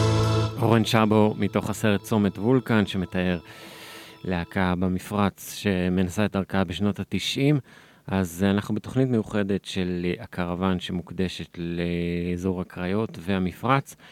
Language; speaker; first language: Hebrew; native; Hebrew